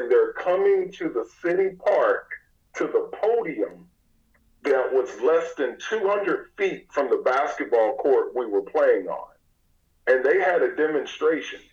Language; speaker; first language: English; native; English